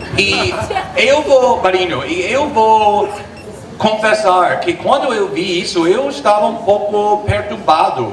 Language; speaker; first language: Portuguese; non-native, fluent; English